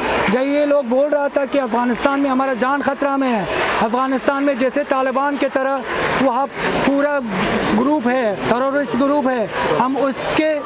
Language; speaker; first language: Hindi; non-native, fluent; Persian